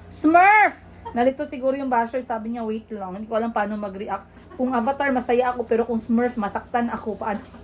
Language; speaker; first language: Filipino; non-native, local second language; Cebuano